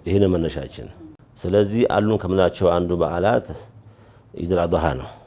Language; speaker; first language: Amharic; native; Amharic